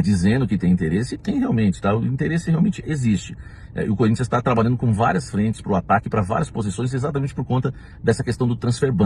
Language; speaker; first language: Portuguese; native; Portuguese